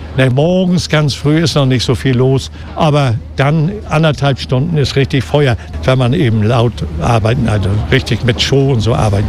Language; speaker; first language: German; native; German